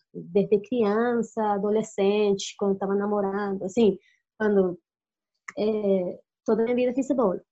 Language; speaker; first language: Portuguese; non-native, fluent; Spanish